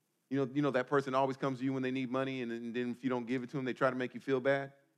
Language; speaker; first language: English; native; English